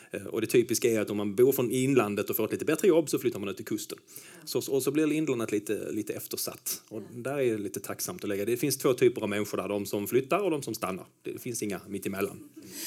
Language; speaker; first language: Swedish; native; Swedish